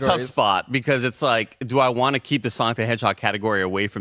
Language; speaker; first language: English; native; English